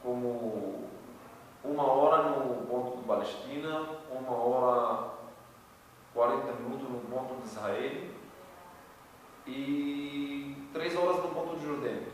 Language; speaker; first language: Portuguese; non-native, learner; Arabic